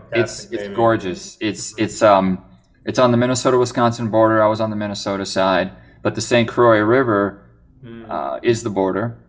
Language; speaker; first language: English; native; English